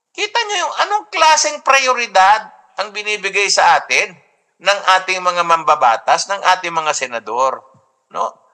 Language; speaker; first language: Filipino; non-native, local second language; Iloko